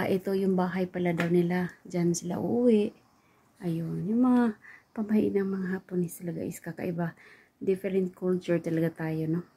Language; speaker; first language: Filipino; non-native, local second language; Cebuano